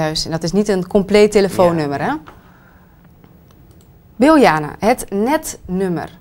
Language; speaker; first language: Dutch; native; Dutch